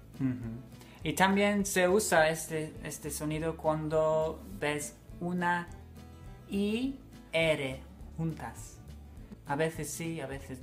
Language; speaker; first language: Spanish; non-native, fluent; English